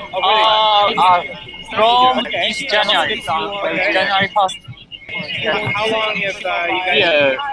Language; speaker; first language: English; non-native, learner; Japanese